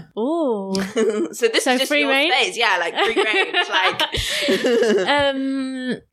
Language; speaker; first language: English; native; English